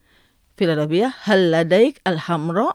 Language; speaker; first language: Arabic; non-native, fluent; Indonesian